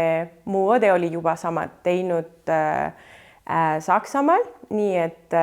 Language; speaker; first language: Estonian; non-native, fluent; Spanish